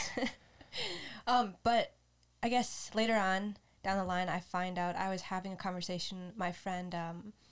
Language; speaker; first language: English; native; English